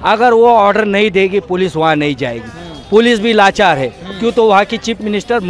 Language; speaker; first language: Hindi; non-native, local second language; Bangla